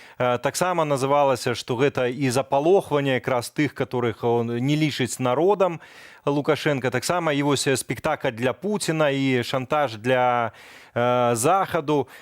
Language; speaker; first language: Belarusian; native; Belarusian